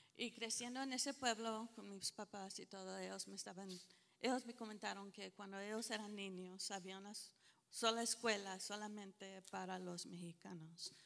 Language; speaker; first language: Spanish; early bilingual, heritage; Spanish